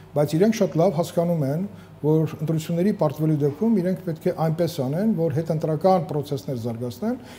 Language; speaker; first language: Armenian; native; Armenian